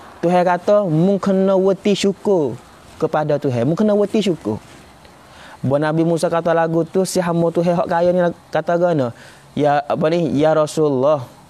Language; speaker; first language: Malay; native; Malay